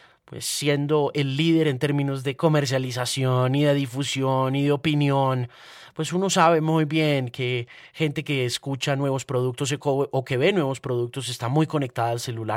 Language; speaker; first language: Spanish; native; Spanish